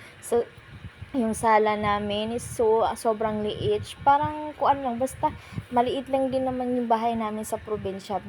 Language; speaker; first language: Filipino; non-native, local second language; Waray